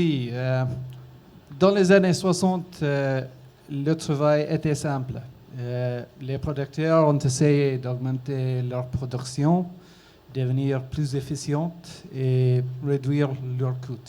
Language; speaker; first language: French; non-native, learner; English